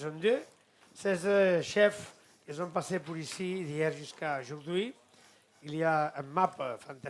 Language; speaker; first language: French; non-native, fluent; Catalan